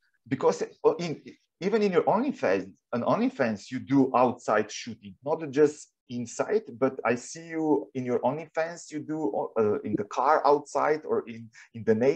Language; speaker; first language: English; non-native, fluent; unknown